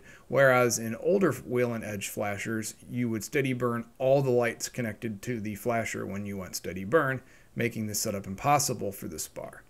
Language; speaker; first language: English; native; English